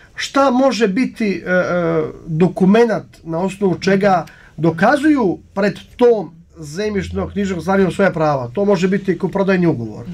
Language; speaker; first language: Serbian; native; Serbian